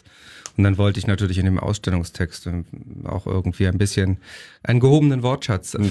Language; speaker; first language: German; native; German